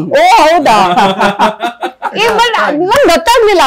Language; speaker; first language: Kannada; early bilingual, other home language; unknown